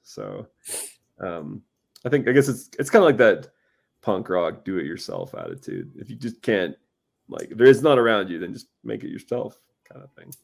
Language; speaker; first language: English; native; English